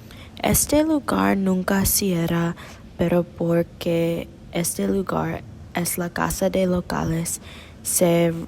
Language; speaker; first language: Spanish; non-native, learner; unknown